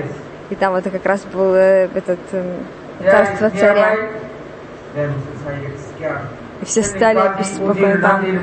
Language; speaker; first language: Russian; non-native, learner; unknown